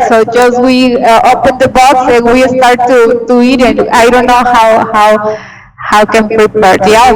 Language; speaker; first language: English; non-native, fluent; Spanish